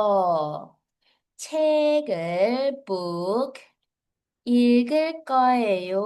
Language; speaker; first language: Korean; non-native, fluent; Filipino